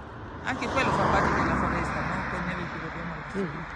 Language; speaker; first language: Italian; non-native, learner; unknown